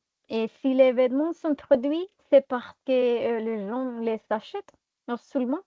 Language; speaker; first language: French; non-native, fluent; Spanish